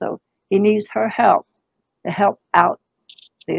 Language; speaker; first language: English; native; English